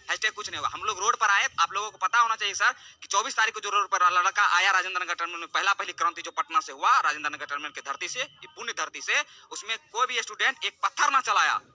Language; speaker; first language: Hindi; native; Hindi